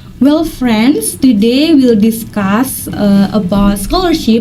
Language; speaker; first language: English; non-native, learner; Indonesian